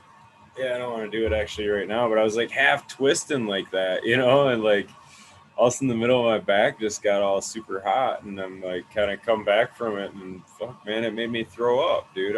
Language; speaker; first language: English; native; English